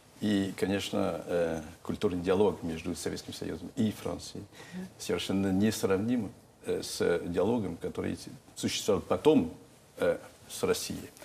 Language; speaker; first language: Russian; non-native, fluent; French